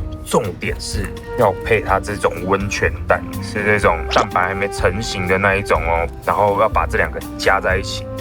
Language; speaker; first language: Chinese; native; Chinese